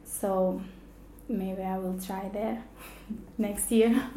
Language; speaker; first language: English; non-native, fluent; Portuguese